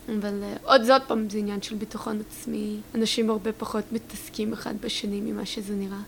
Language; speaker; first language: Hebrew; native; Hebrew